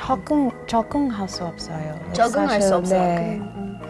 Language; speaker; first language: Korean; non-native, learner; English